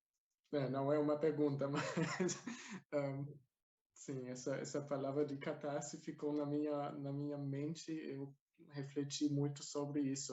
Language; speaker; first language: Portuguese; non-native, fluent; German